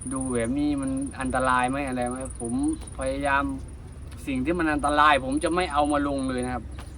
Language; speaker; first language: Thai; native; Thai